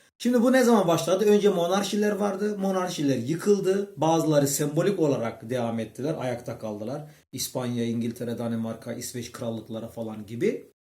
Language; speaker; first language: Turkish; early bilingual, heritage; Turkish